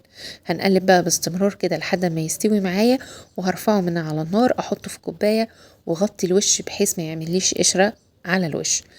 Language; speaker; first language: Arabic; native; Arabic